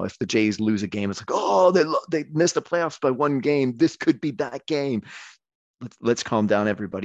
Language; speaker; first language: English; native; English